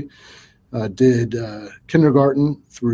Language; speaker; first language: English; native; English